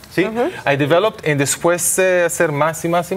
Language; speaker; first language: Spanish; non-native, learner; Hebrew